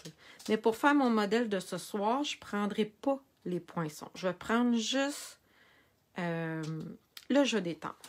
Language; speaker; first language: French; native; French